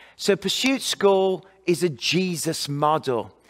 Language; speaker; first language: English; native; English